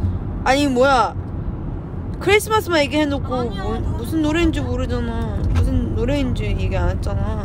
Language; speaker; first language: Korean; non-native, fluent; Chinese